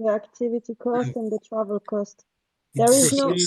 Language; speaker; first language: English; non-native, fluent; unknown